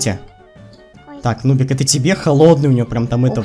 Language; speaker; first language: Russian; native; Russian